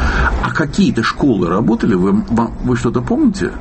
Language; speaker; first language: Russian; native; Russian